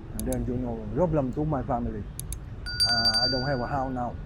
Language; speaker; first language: English; non-native, learner; Vietnamese